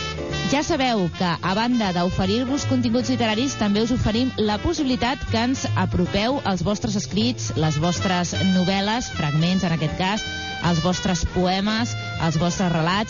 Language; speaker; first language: Catalan; native; Catalan